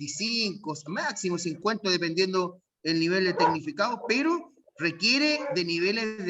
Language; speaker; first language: Spanish; native; Spanish